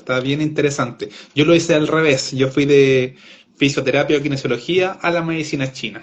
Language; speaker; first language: Spanish; native; Spanish